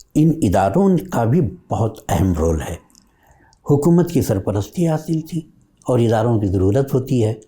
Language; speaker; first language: Urdu; native; Urdu